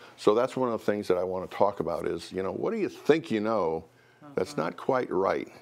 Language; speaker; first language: English; native; English